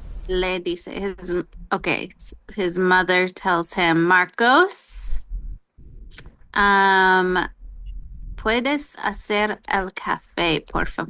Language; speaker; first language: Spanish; non-native, learner; English